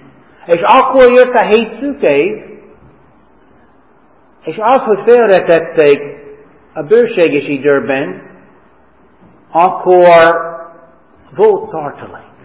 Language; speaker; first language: Hungarian; non-native, fluent; English